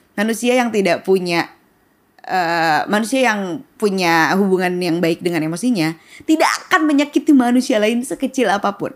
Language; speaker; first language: Indonesian; native; Indonesian